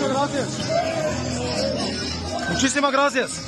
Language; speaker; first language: Spanish; non-native, learner; Bulgarian